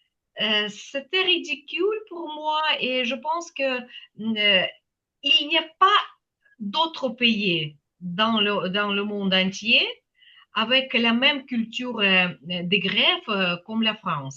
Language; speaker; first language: French; non-native, fluent; Ukrainian